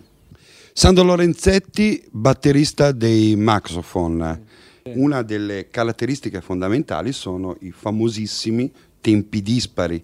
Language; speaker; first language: Italian; native; Italian